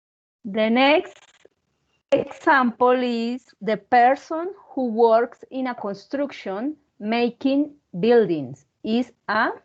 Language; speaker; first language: English; non-native, learner; Spanish